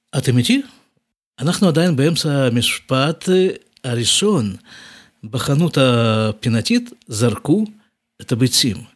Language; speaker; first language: Hebrew; non-native, fluent; Russian